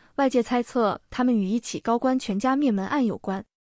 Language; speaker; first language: Chinese; native; Chinese